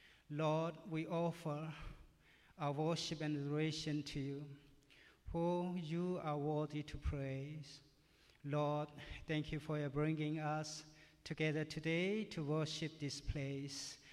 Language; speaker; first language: English; non-native, learner; Burmese